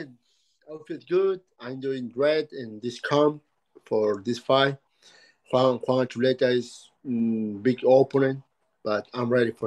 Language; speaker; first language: English; non-native, learner; Spanish